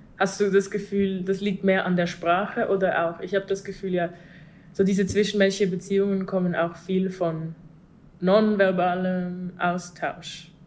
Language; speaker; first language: German; native; German